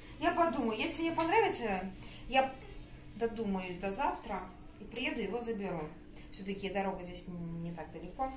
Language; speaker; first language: Russian; native; Russian